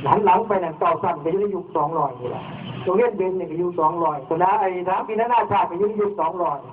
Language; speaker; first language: Thai; non-native, local second language; Lao